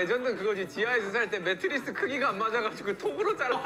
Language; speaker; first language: Korean; native; Korean